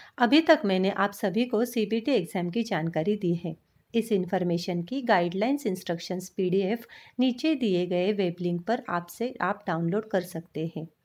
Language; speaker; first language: Hindi; non-native, local second language; Marathi